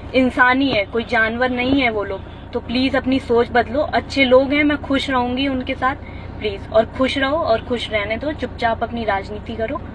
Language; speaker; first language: Hindi; native; Hindi